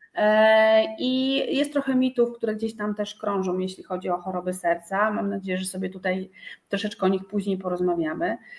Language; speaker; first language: Polish; native; Polish